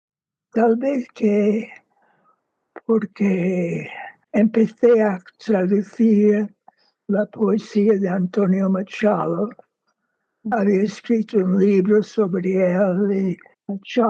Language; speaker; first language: Spanish; non-native, fluent; English